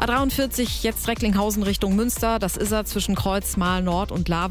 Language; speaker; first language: German; native; German